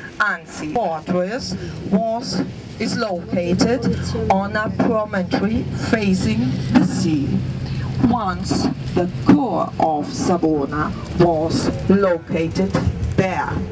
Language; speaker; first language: English; non-native, fluent; Italian